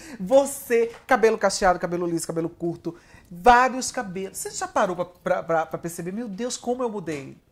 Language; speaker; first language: Portuguese; native; Portuguese